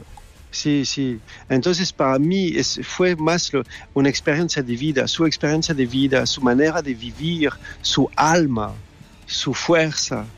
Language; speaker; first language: Spanish; non-native, learner; French